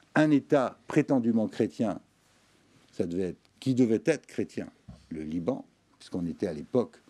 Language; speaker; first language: French; native; French